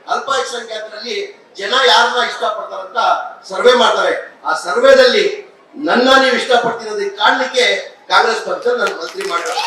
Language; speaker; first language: Kannada; non-native, local second language; Urdu